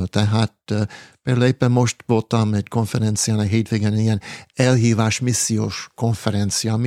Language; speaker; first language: Hungarian; non-native, fluent; English